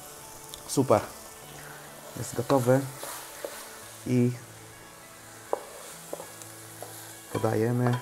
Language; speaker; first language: Polish; non-native, learner; Hindi